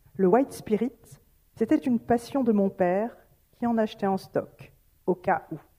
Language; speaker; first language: French; native; French